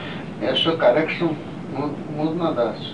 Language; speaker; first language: Russian; non-native, learner; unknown